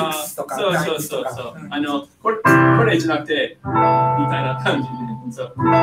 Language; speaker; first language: Japanese; non-native, fluent; English